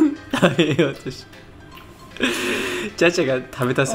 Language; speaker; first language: Japanese; native; Japanese